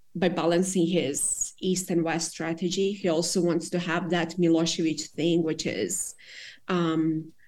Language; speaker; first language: English; non-native, fluent; Serbian